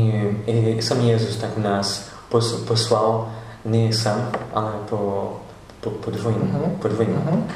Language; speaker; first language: Polish; non-native, learner; Portuguese